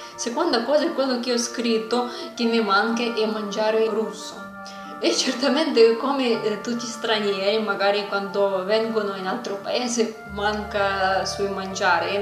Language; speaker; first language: Italian; non-native, learner; Russian